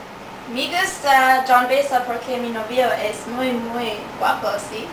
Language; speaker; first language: Spanish; non-native, learner; English